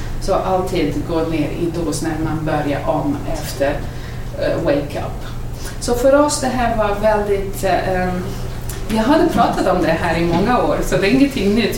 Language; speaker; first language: Swedish; non-native, fluent; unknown